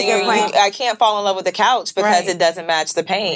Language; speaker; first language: English; native; English